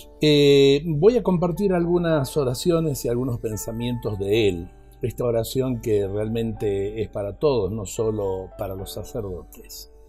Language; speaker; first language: Spanish; native; Spanish